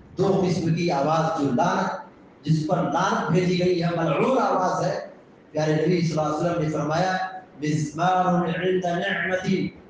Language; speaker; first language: Urdu; native; Urdu